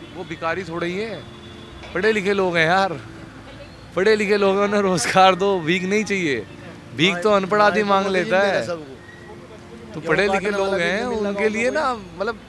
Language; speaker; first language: Hindi; native; Hindi